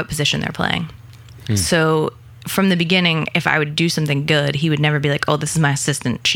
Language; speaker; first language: English; native; English